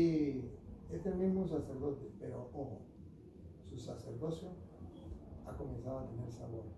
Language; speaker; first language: Spanish; native; Spanish